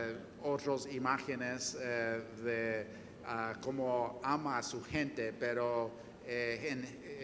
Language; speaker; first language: Spanish; non-native, fluent; English